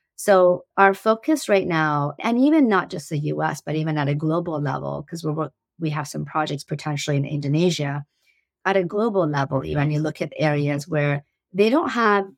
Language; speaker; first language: English; early bilingual, other home language; Persian